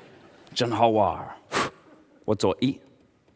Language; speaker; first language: Chinese; non-native, learner; English